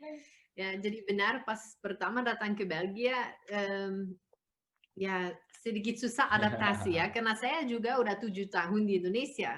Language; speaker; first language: Indonesian; non-native, fluent; Dutch